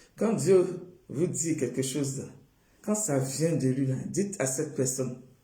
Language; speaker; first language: French; non-native, local second language; Baoulé